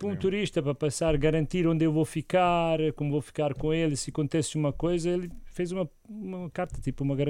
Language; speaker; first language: Portuguese; non-native, learner; Croatian